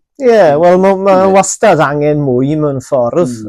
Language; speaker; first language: Welsh; native; Welsh